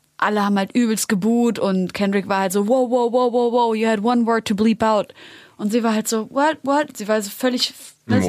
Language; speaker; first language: German; native; German